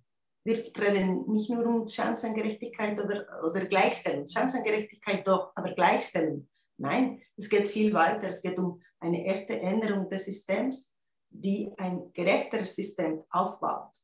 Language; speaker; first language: German; non-native, fluent; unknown